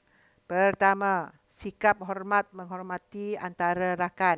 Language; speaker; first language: Malay; native; Malay